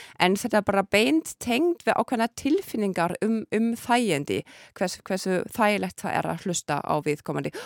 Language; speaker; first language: Icelandic; non-native, fluent; German